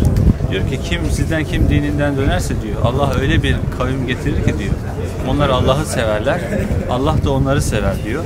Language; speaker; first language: Turkish; native; Turkish